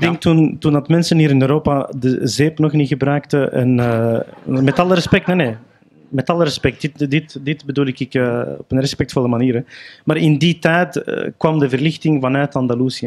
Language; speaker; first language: Dutch; early bilingual, other home language; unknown